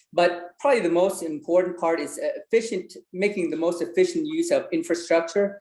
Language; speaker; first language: English; early bilingual, other home language; Vietnamese